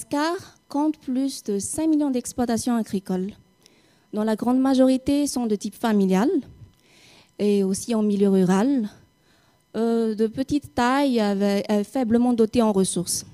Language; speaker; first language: French; non-native, local second language; Malagasy